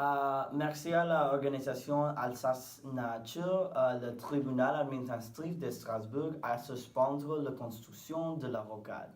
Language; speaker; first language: French; non-native, learner; English